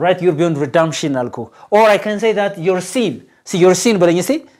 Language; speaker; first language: English; non-native, fluent; Amharic